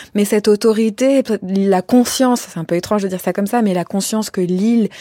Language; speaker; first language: French; native; French